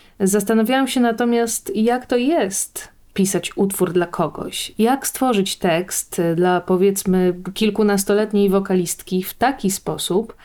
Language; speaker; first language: Polish; native; Polish